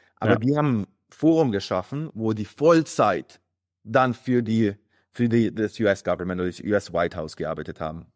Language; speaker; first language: German; early bilingual, other home language; Croatian